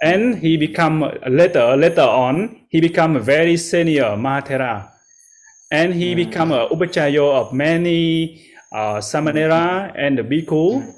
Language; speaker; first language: English; non-native, learner; Vietnamese